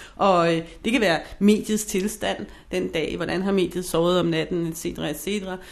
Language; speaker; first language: Danish; non-native, fluent; English